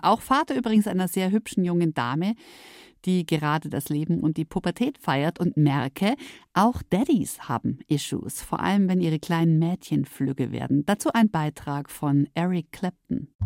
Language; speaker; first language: German; native; German